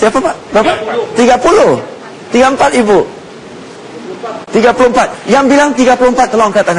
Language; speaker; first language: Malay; non-native, fluent; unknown